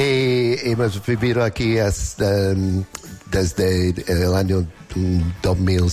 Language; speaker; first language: Spanish; non-native, learner; English